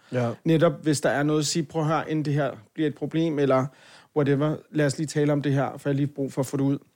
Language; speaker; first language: Danish; native; Danish